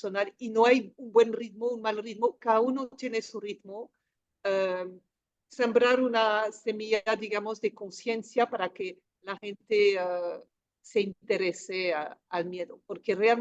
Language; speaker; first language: Spanish; non-native, fluent; French